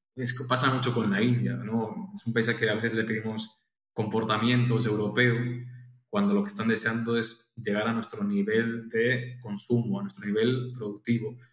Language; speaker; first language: Spanish; native; Spanish